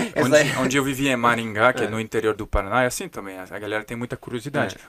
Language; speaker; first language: Portuguese; non-native, fluent; French